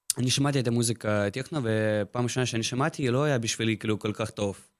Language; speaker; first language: Hebrew; non-native, learner; Russian